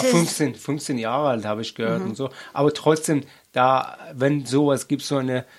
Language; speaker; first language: German; non-native, learner; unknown